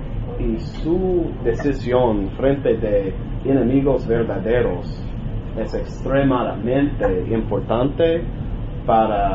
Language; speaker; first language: Spanish; non-native, learner; English